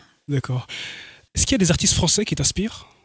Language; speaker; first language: French; native; French